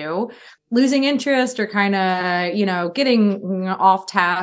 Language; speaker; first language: English; native; English